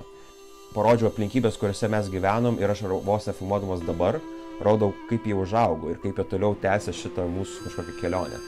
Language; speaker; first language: Lithuanian; native; Lithuanian